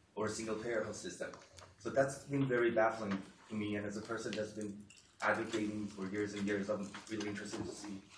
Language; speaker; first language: English; non-native, fluent; Persian